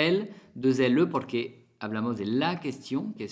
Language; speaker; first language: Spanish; non-native, fluent; French